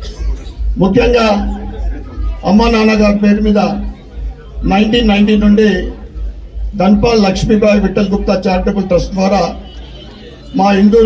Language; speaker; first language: Telugu; native; Telugu